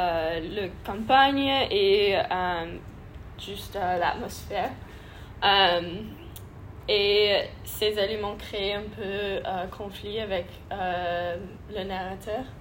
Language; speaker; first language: French; non-native, learner; English